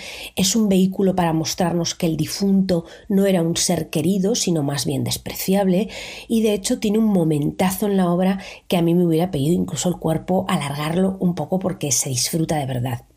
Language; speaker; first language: Spanish; native; Spanish